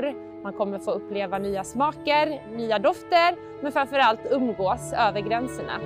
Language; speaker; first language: Swedish; native; Swedish